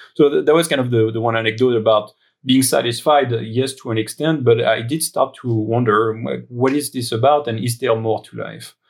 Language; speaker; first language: English; non-native, fluent; French